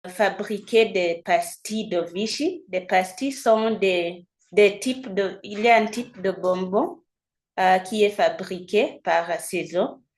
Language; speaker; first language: French; non-native, fluent; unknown